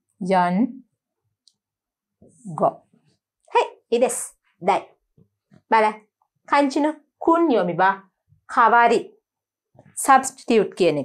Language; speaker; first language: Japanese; non-native, learner; Sinhala